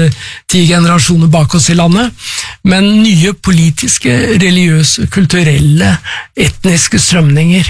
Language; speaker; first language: Norwegian; native; Norwegian